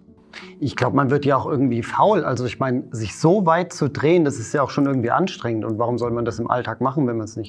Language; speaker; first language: German; native; German